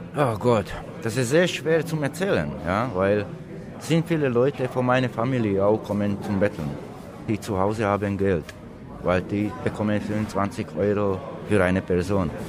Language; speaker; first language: German; non-native, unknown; Slovak